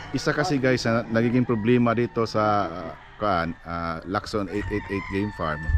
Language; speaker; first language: Filipino; native; Filipino